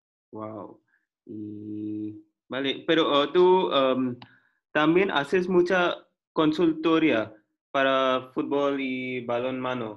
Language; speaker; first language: Spanish; non-native, learner; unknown